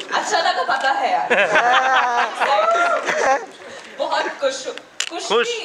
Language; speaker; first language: Hindi; non-native, local second language; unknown